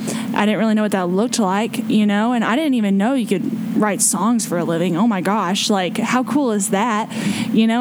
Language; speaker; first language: English; native; English